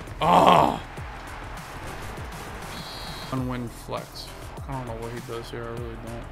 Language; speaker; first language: English; native; English